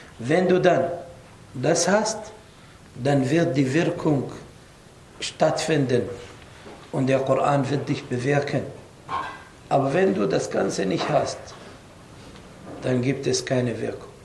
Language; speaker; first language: German; non-native, fluent; Arabic